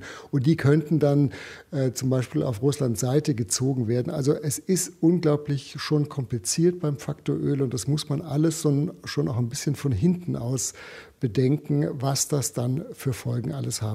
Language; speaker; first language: German; native; German